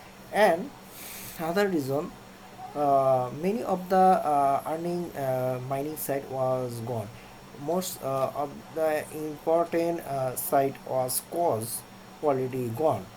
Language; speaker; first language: English; non-native, local second language; Bangla